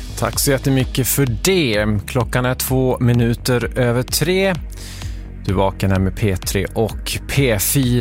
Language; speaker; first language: Swedish; native; Swedish